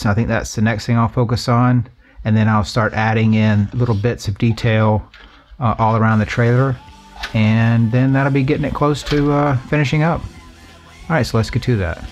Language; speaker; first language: English; native; English